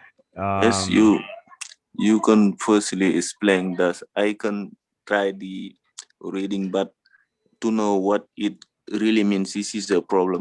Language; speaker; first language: English; non-native, fluent; French